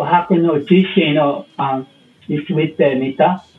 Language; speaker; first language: Japanese; non-native, learner; English